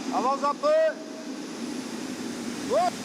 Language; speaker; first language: French; native; French